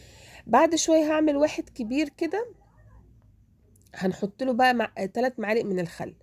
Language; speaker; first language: Arabic; native; Arabic